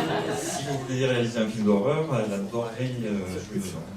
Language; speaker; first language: French; native; French